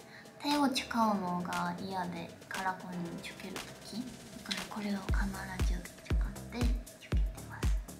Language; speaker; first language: Japanese; non-native, fluent; Korean